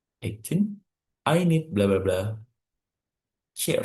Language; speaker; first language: English; non-native, fluent; Indonesian